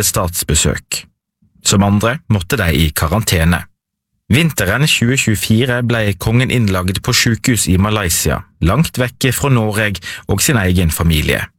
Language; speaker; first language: Norwegian; native; Norwegian